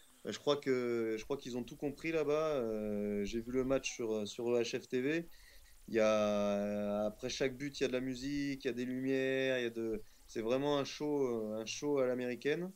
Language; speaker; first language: French; native; French